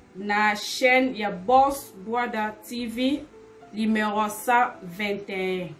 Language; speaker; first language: French; non-native, local second language; Lingala